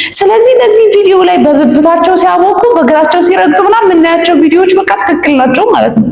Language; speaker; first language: Amharic; native; Amharic